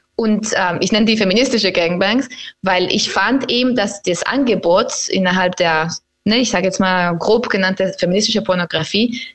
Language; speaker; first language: German; non-native, fluent; Spanish